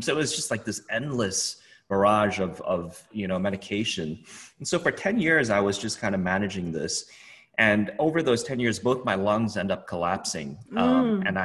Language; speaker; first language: English; non-native, local second language; Cantonese